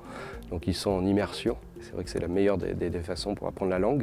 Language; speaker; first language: French; native; French